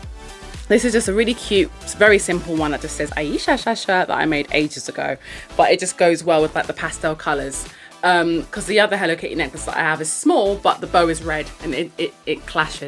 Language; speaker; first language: English; native; English